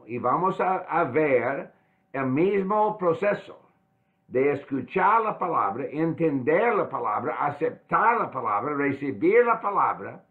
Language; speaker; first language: Spanish; non-native, fluent; English